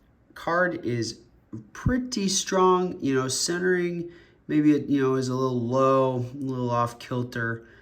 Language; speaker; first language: English; native; English